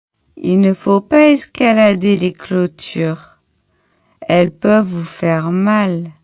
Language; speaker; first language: French; non-native, local second language; Arabic